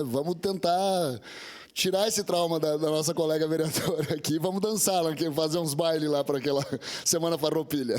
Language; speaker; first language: Portuguese; native; Portuguese